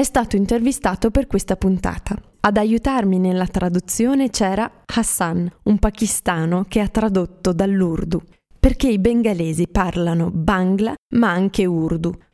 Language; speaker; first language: Italian; native; Italian